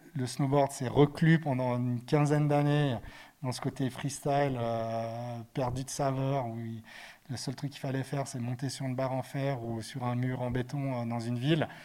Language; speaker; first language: French; native; French